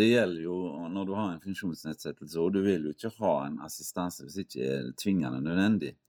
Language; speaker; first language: Norwegian; native; Norwegian